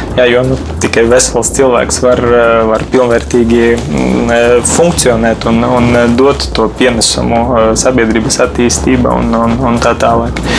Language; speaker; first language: Latvian; non-native, local second language; Russian